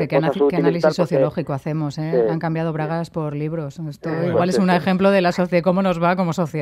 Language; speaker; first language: Spanish; native; Spanish